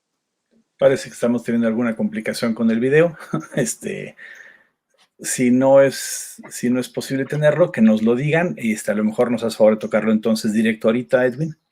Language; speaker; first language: Spanish; native; Spanish